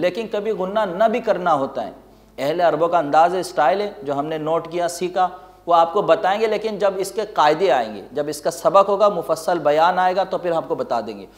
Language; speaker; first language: Urdu; native; Urdu